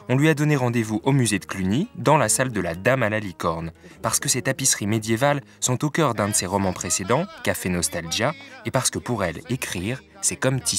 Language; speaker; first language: French; native; French